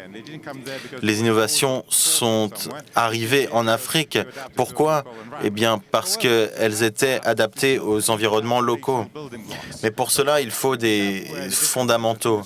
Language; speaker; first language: French; native; French